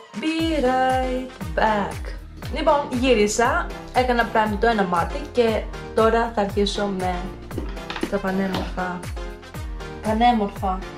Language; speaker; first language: Greek; early bilingual, heritage; Greek